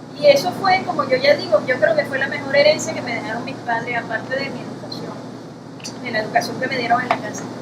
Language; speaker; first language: Spanish; native; Spanish